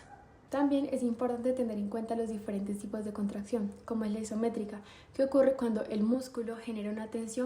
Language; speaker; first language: Spanish; native; Spanish